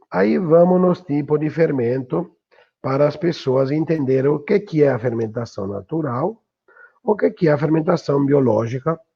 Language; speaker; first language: Portuguese; non-native, fluent; Italian